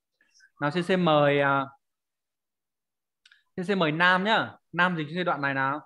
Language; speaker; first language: Vietnamese; native; Vietnamese